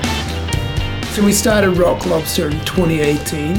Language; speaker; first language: English; native; English